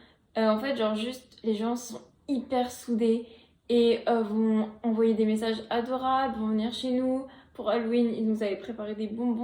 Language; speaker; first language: French; native; French